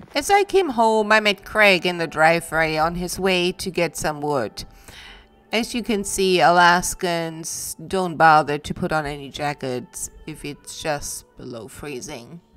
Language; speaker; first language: English; non-native, fluent; German